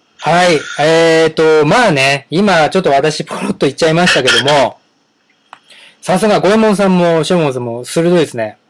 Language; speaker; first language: Japanese; native; Japanese